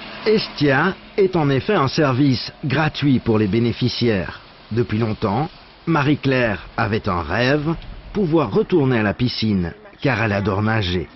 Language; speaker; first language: French; native; French